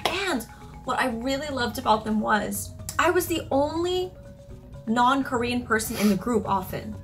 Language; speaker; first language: English; early bilingual, other home language; Japanese